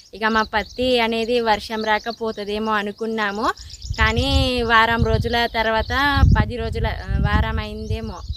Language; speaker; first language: Telugu; non-native, local second language; Marathi